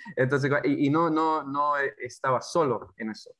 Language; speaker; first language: Spanish; non-native, fluent; English